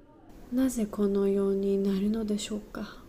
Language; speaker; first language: Japanese; non-native, learner; Georgian